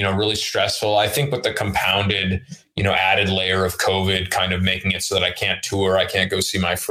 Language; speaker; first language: English; early bilingual, other home language; Russian